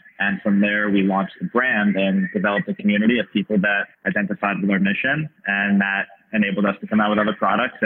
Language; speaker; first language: English; native; English